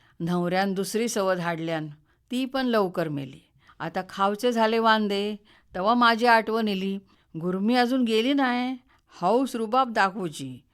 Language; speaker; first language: Marathi; native; Marathi